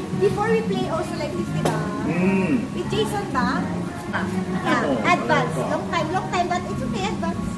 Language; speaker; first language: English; non-native, local second language; Filipino